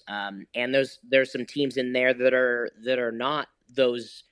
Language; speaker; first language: English; native; English